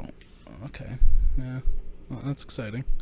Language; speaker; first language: English; native; English